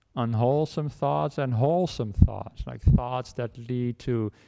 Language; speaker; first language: English; non-native, fluent; Dutch